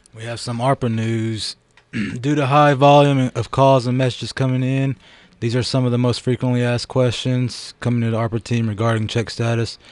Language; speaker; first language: English; native; English